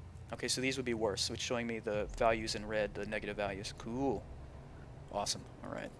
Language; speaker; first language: English; native; English